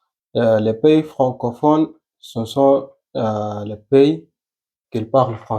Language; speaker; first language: French; non-native, learner; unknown